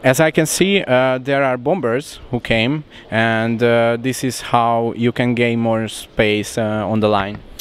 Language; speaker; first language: English; non-native, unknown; Hungarian